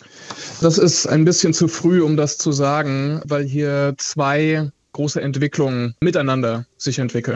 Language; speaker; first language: German; native; German